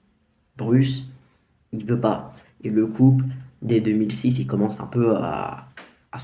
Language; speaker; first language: French; native; French